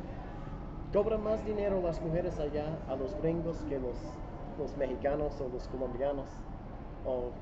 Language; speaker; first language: Spanish; non-native, fluent; English